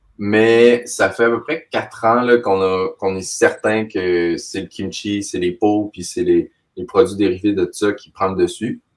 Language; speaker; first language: French; native; French